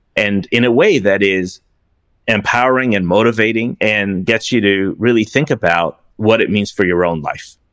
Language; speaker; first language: English; early bilingual, other home language; Persian